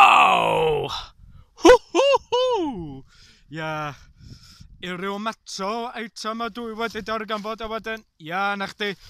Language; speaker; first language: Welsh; non-native, learner; English